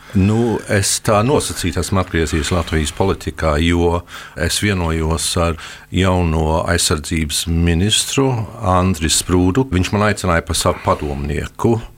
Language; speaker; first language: Latvian; early bilingual, heritage; Latvian